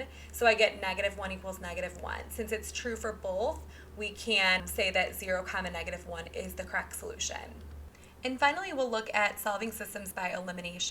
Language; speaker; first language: English; native; English